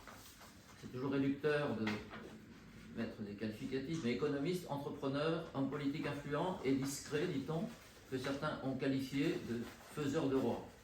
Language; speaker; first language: French; native; French